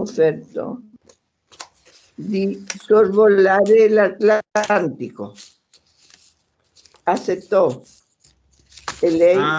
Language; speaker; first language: Italian; non-native, learner; Spanish